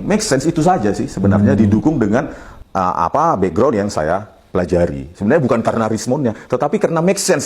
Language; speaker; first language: Indonesian; native; Indonesian